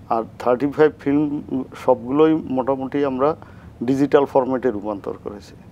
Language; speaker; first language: Bangla; native; Bangla